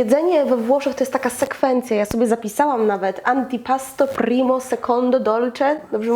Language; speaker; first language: Polish; native; Polish